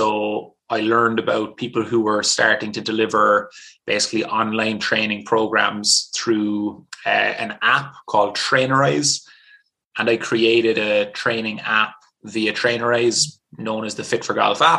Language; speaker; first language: English; native; English